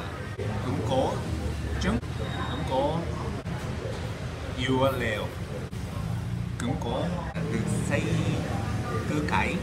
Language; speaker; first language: Vietnamese; non-native, learner; Japanese